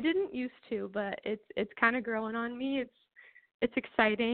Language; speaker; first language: English; native; English